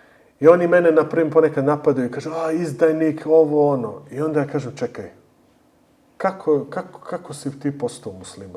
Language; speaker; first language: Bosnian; early bilingual, heritage; Bosnian